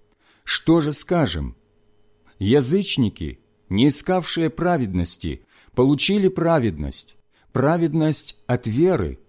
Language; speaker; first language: Russian; native; Russian